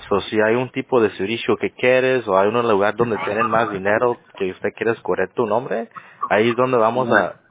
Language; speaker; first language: Spanish; early bilingual, other home language; English